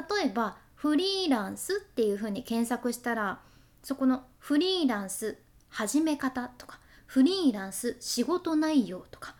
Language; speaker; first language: Japanese; native; Japanese